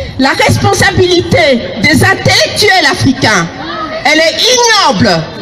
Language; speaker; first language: French; early bilingual, other home language; Lingala